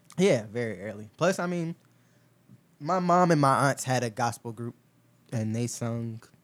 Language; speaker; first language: English; native; English